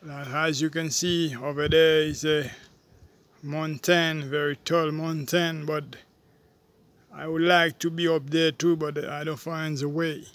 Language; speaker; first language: English; non-native, fluent; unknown